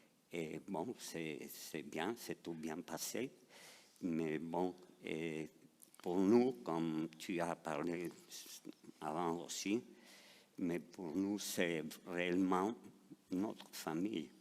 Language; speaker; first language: French; non-native, fluent; Spanish